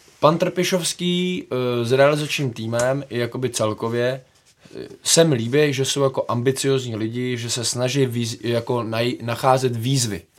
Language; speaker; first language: Czech; native; Czech